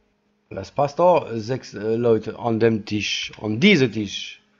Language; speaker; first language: German; non-native, learner; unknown